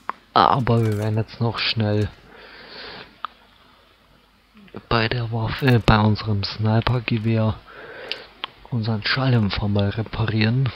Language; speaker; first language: German; native; German